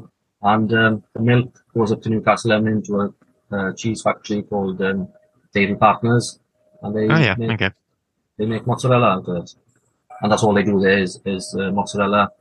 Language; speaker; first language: English; native; English